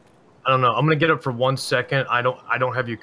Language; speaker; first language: English; native; English